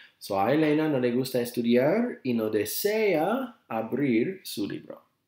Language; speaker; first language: Spanish; non-native, fluent; English